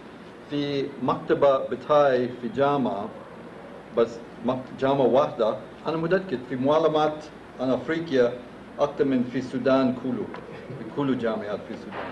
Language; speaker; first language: Arabic; non-native, fluent; English